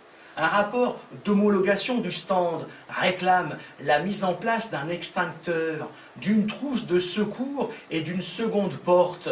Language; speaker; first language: French; native; French